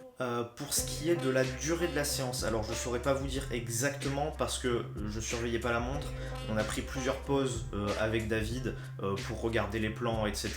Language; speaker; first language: French; native; French